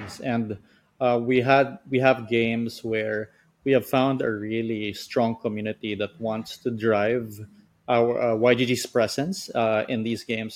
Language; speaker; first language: English; non-native, local second language; Filipino